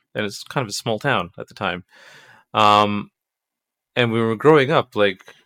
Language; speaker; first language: English; native; English